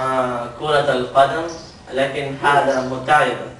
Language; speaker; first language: Arabic; non-native, learner; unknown